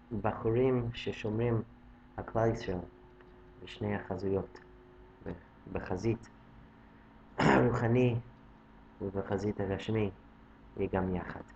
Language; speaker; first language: Hebrew; non-native, fluent; English